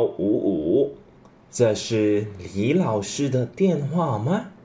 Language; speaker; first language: Chinese; non-native, fluent; English